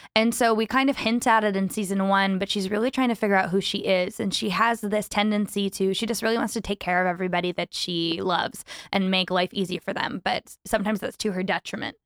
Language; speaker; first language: English; native; English